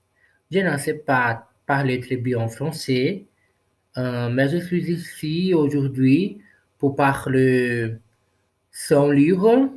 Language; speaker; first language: French; non-native, learner; Portuguese